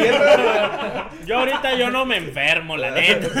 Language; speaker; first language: Spanish; native; Spanish